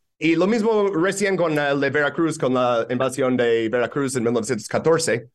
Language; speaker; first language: Spanish; non-native, fluent; English